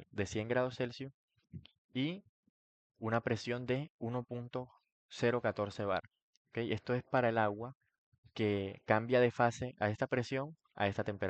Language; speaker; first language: Spanish; native; Spanish